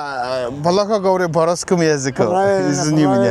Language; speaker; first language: Russian; non-native, learner; Mongolian